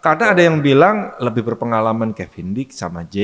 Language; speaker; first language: Indonesian; native; Indonesian